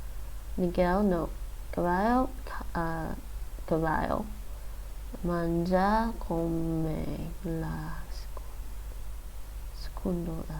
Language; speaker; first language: Italian; non-native, learner; English